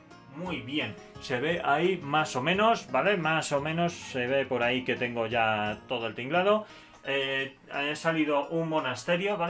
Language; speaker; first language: Spanish; native; Spanish